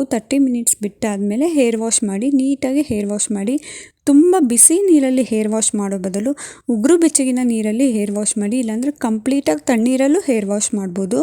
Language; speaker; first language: Kannada; native; Kannada